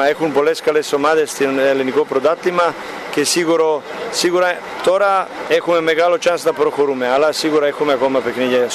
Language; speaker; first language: Greek; non-native, learner; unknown